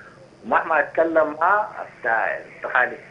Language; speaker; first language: Arabic; non-native, local second language; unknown